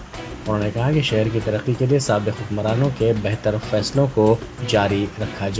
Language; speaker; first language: Hindi; native; Hindi